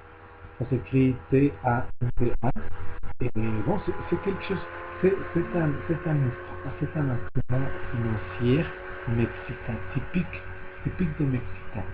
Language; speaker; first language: French; non-native, learner; Spanish